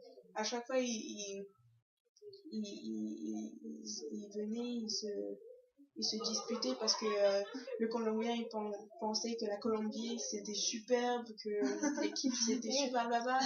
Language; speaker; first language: French; early bilingual, other home language; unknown